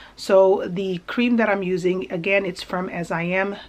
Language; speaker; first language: English; early bilingual, other home language; Portuguese